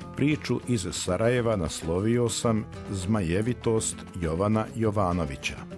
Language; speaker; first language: Serbian; native; Serbian